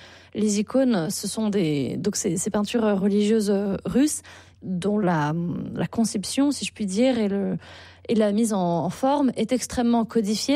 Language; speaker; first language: French; native; French